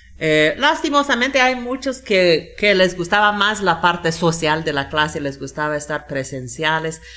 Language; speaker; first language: Spanish; non-native, fluent; English